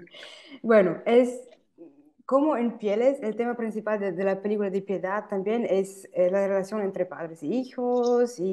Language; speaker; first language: Spanish; non-native, fluent; German